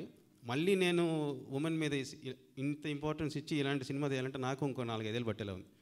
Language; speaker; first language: Telugu; native; Telugu